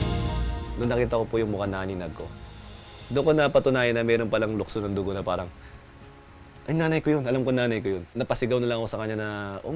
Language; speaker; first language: Filipino; native; Filipino